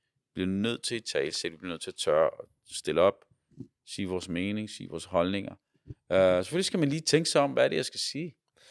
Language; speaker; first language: Danish; early bilingual, other home language; Arabic